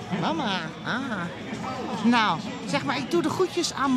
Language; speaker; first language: Dutch; native; Dutch